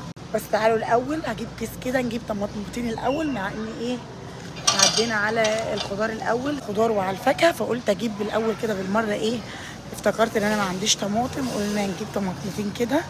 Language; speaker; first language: Arabic; native; Arabic